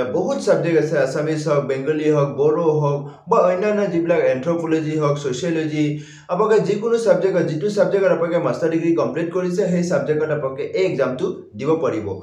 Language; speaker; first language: Assamese; non-native, local second language; Karbi